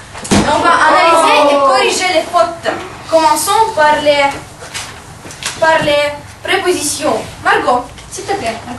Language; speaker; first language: French; non-native, learner; Russian